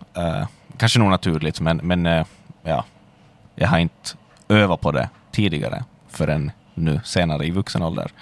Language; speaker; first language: Swedish; native; Swedish